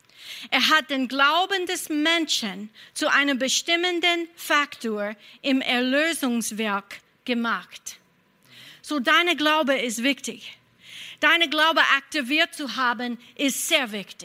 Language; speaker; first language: German; non-native, fluent; English